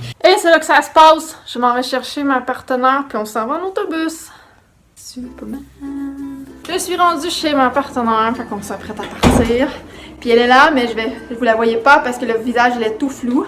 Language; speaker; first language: French; native; French